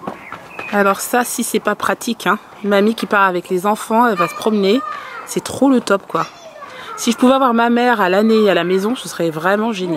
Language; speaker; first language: French; native; French